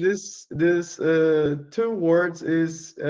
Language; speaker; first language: English; non-native, learner; Portuguese